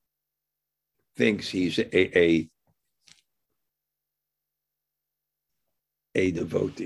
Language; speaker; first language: English; native; English